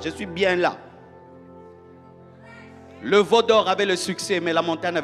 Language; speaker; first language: French; non-native, local second language; Lingala